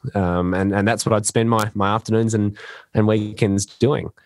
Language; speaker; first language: English; native; English